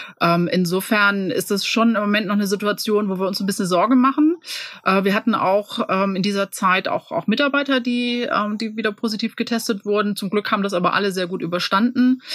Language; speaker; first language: German; native; German